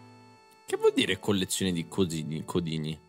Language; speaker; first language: Italian; native; Italian